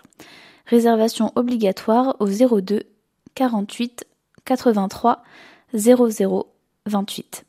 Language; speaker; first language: French; native; French